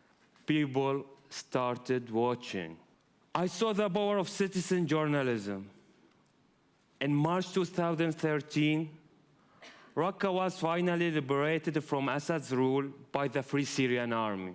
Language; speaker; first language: English; non-native, fluent; Arabic